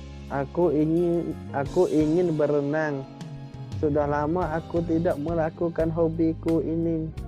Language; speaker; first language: Indonesian; non-native, learner; Thai